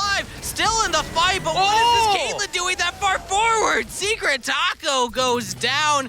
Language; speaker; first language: English; native; English